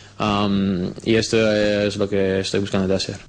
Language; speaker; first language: Spanish; non-native, fluent; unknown